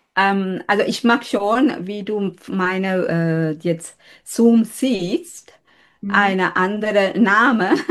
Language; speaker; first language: German; non-native, fluent; Sinhala